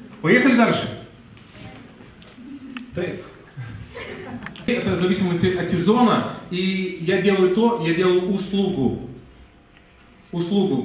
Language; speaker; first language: Russian; non-native, fluent; Lithuanian